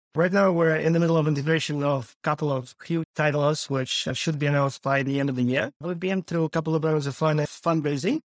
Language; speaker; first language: English; non-native, fluent; Ukrainian